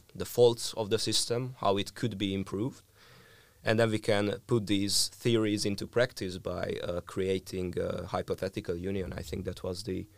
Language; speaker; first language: English; non-native, fluent; Hungarian